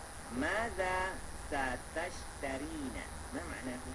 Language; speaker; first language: Arabic; non-native, fluent; Malay